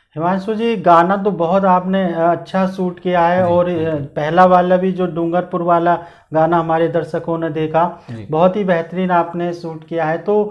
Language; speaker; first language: Hindi; native; Hindi